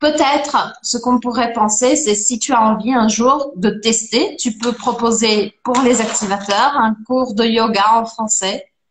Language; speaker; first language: French; non-native, fluent; Portuguese